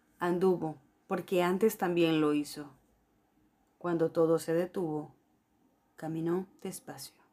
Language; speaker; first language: Spanish; native; Spanish